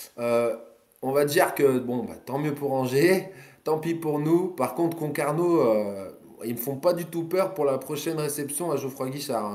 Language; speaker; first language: French; native; French